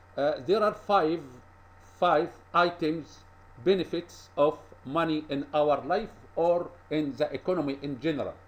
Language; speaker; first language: English; non-native, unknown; Arabic